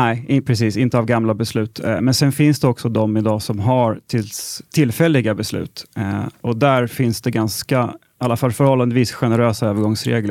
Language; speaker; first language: Swedish; native; Swedish